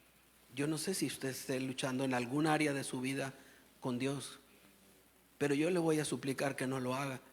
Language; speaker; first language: Spanish; native; Spanish